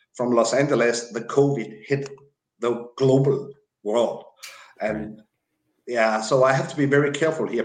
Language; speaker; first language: English; non-native, fluent; Danish